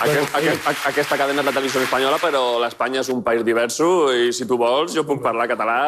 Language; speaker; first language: Catalan; non-native, learner; Spanish